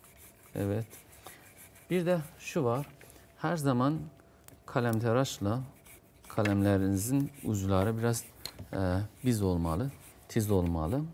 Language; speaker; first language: Turkish; non-native, fluent; Azerbaijani